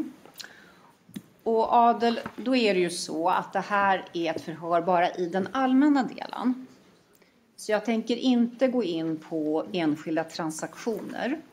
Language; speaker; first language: Swedish; native; Swedish